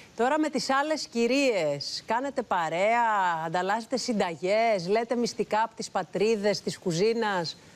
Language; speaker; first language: Greek; native; Greek